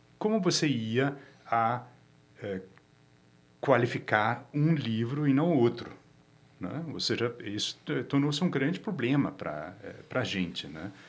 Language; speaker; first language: Portuguese; non-native, fluent; Danish